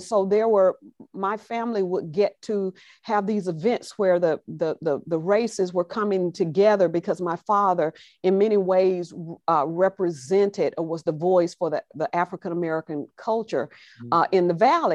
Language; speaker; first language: English; native; English